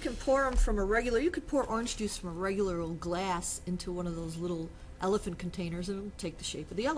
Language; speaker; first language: English; native; English